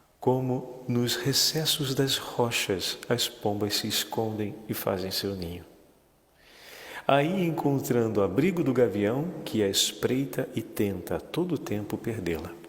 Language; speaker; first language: Portuguese; native; Portuguese